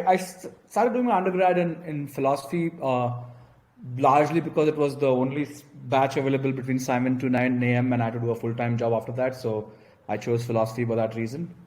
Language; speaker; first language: English; non-native, local second language; Gujarati